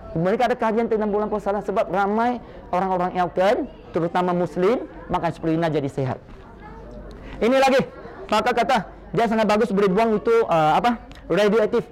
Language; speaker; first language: Malay; non-native, local second language; Chinese